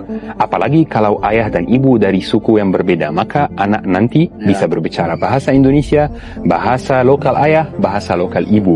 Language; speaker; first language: Indonesian; non-native, fluent; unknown